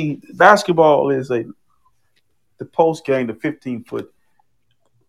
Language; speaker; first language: English; native; English